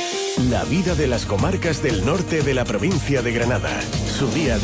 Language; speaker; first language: Spanish; native; Spanish